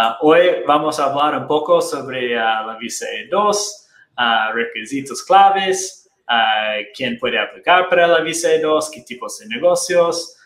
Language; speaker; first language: Spanish; non-native, fluent; Portuguese